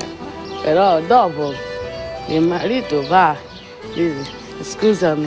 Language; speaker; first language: Italian; non-native, learner; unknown